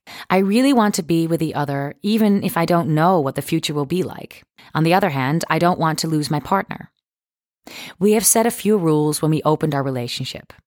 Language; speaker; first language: English; non-native, fluent; Dutch